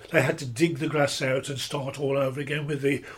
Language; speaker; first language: English; native; English